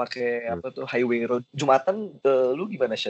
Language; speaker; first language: Indonesian; native; Indonesian